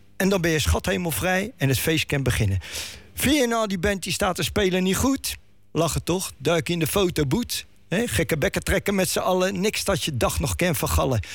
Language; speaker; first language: Dutch; native; Dutch